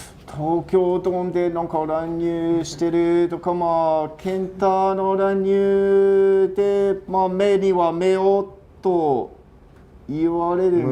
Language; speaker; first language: Japanese; non-native, fluent; English